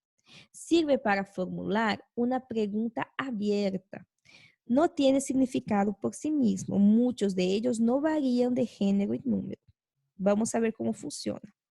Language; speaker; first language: Spanish; non-native, fluent; Portuguese